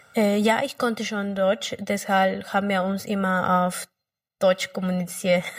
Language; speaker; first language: German; non-native, fluent; Spanish